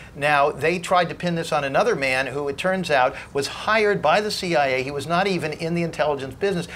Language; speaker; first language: English; native; English